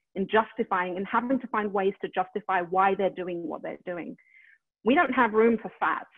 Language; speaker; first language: English; native; English